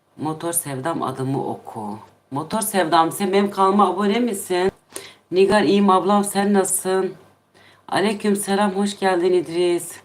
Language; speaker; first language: Turkish; non-native, local second language; Kurdish